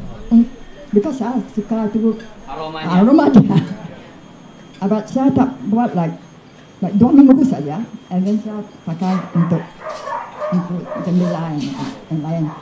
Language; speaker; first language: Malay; non-native, learner; English